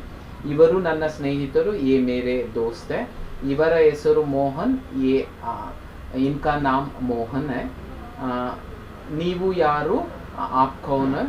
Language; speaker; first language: Kannada; non-native, fluent; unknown